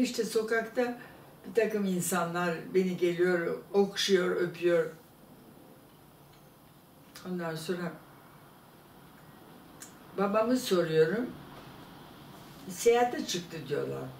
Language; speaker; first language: Turkish; non-native, fluent; German